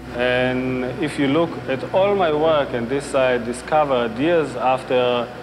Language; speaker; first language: English; non-native, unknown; Hebrew